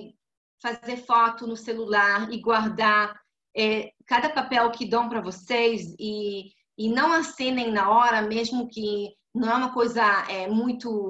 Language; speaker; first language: Portuguese; non-native, fluent; Hebrew